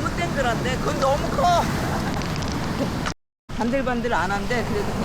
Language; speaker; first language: Korean; native; Korean